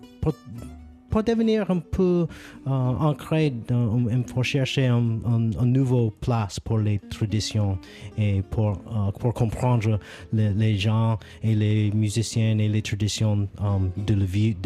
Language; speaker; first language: French; non-native, learner; English